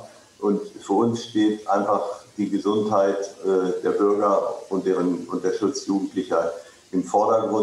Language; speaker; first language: German; native; German